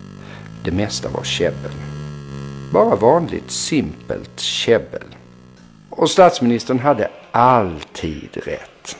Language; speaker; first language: Swedish; native; Swedish